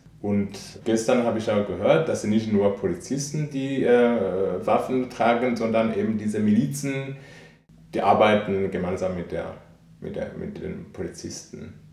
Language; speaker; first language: German; non-native, fluent; Rundi